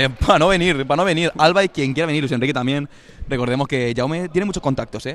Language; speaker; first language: Spanish; native; Spanish